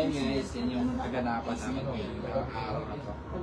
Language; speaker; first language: Filipino; non-native, local second language; Cebuano